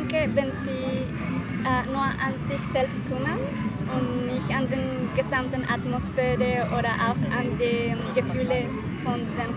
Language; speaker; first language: German; non-native, learner; Spanish